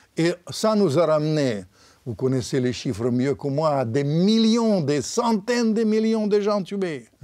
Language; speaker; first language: French; non-native, fluent; Russian